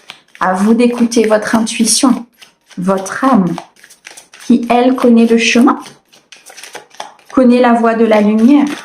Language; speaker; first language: French; native; French